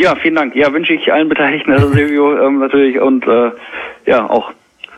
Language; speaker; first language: German; native; German